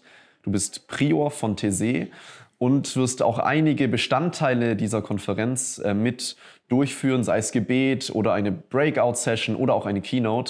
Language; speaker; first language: German; native; German